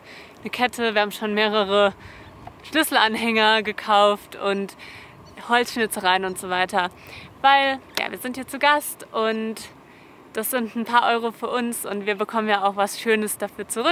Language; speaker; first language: German; native; German